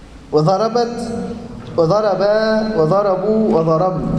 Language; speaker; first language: Arabic; native; Arabic